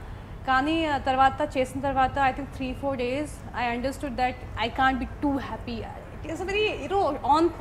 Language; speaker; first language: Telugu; non-native, local second language; Hindi